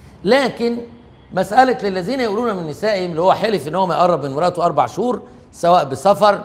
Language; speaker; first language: Arabic; native; Arabic